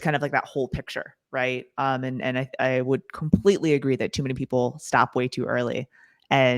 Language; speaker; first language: English; native; English